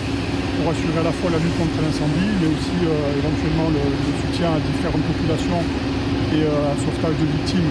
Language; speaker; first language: French; native; French